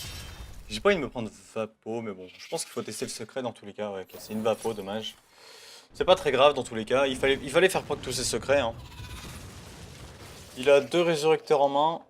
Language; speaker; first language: French; native; French